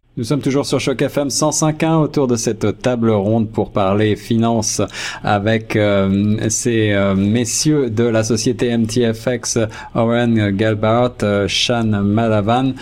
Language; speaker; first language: French; native; French